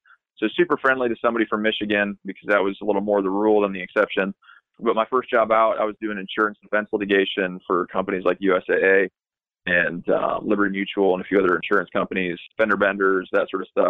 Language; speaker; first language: English; native; English